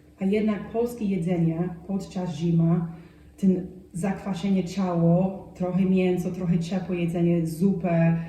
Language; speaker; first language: Polish; non-native, fluent; English